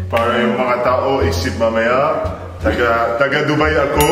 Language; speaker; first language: Filipino; non-native, learner; Arabic